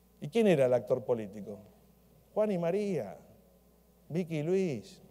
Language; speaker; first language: Spanish; native; Spanish